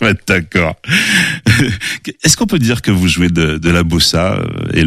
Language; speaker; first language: French; native; French